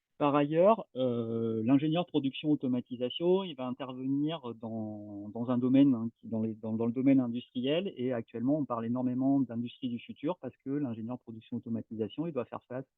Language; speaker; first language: French; native; French